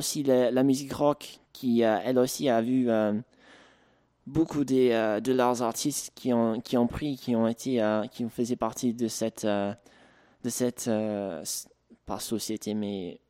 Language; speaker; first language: French; native; French